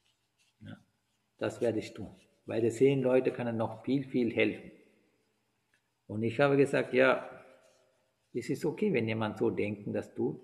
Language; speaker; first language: German; non-native, fluent; Sinhala